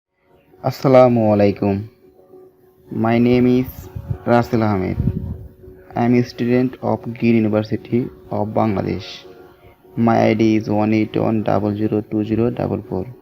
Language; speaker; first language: English; non-native, learner; Bangla